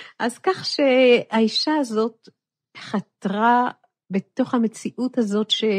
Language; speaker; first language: Hebrew; native; Hebrew